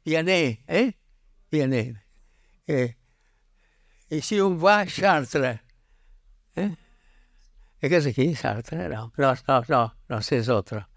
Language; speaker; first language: French; non-native, learner; Catalan